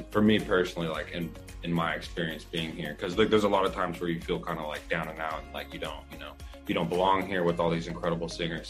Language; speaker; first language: English; native; English